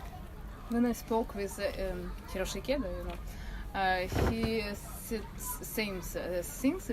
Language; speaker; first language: English; non-native, learner; Russian